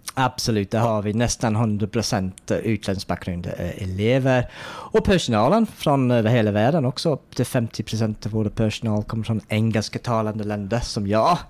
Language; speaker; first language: Swedish; non-native, fluent; English